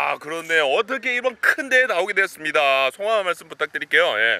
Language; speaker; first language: Korean; native; Korean